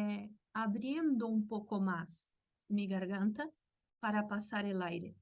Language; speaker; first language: Spanish; non-native, fluent; Portuguese